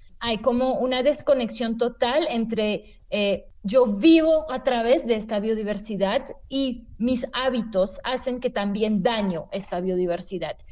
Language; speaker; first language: Spanish; non-native, fluent; French